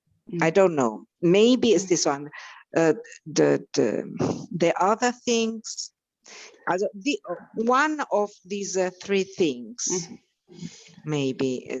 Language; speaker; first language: English; non-native, learner; Italian